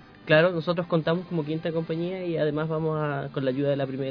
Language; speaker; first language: Spanish; native; Spanish